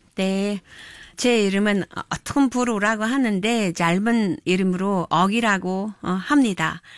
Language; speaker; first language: Korean; non-native, fluent; Mongolian